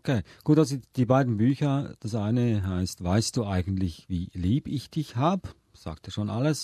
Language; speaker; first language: German; native; German